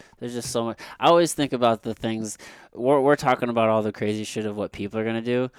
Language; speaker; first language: English; native; English